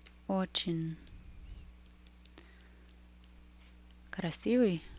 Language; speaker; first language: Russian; non-native, fluent; English